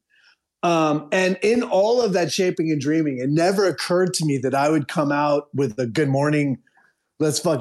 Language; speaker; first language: English; native; English